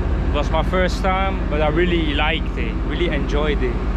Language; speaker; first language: English; non-native, fluent; Dutch